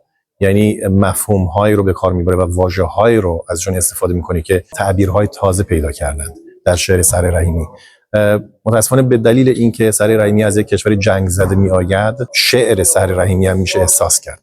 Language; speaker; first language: Persian; native; Persian